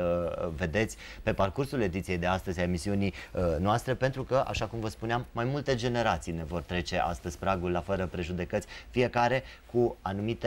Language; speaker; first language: Romanian; native; Romanian